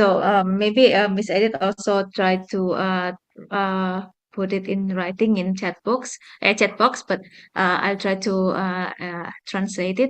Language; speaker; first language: English; non-native, fluent; Indonesian